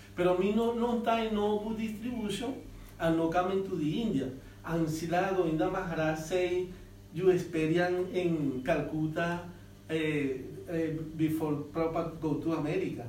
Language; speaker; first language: English; non-native, learner; Spanish